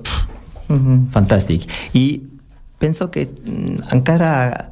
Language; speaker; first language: Catalan; non-native, learner; French